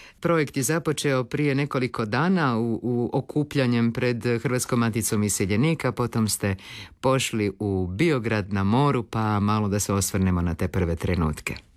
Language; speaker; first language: Croatian; native; Croatian